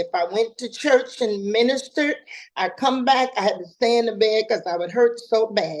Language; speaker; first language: English; native; English